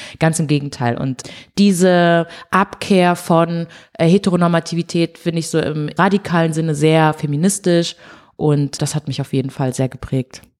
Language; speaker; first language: German; early bilingual, other home language; Portuguese